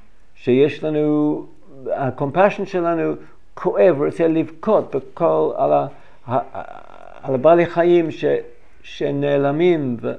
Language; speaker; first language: Hebrew; non-native, fluent; English